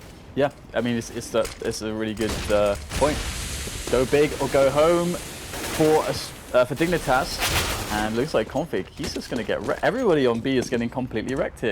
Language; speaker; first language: English; native; English